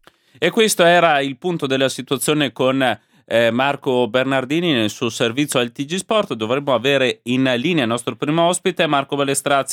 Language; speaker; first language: Italian; native; Italian